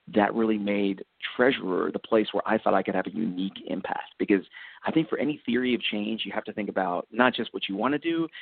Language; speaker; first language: English; native; English